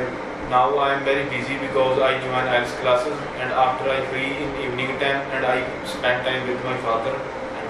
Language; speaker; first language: English; non-native, learner; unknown